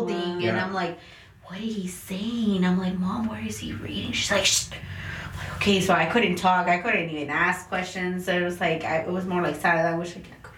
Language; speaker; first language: English; early bilingual, other home language; Spanish